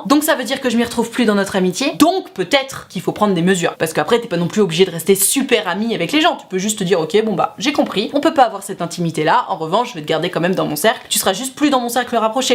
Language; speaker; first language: French; native; French